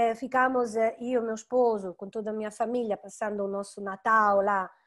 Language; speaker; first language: Portuguese; non-native, fluent; Italian